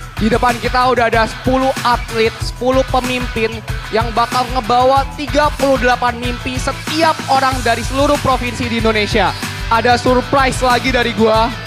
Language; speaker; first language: Indonesian; native; Indonesian